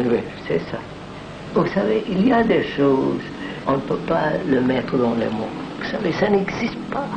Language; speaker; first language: French; non-native, fluent; Telugu